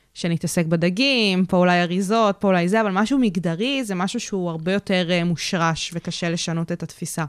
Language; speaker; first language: Hebrew; native; Hebrew